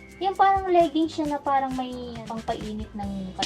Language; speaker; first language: Filipino; native; Filipino